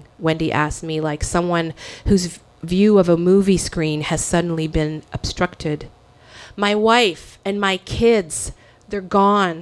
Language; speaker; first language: English; early bilingual, other home language; French